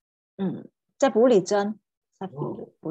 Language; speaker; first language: Chinese; non-native, fluent; Vietnamese